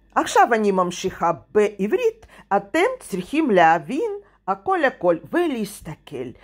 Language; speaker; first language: Hebrew; non-native, fluent; Russian